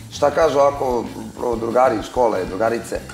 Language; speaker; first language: Serbian; native; Serbian